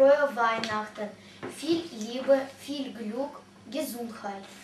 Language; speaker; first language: German; non-native, learner; Russian